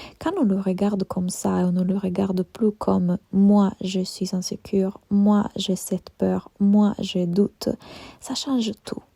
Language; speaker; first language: French; non-native, fluent; Italian